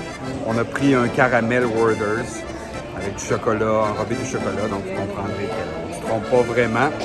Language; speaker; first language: French; native; French